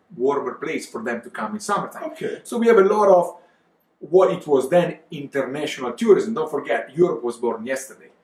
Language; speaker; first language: English; non-native, fluent; Italian